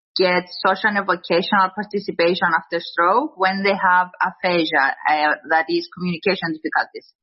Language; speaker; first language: English; non-native, fluent; Greek